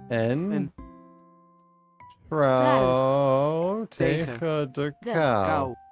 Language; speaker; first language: Dutch; non-native, learner; English